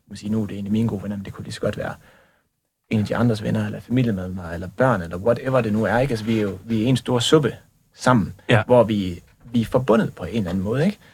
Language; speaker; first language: Danish; native; Danish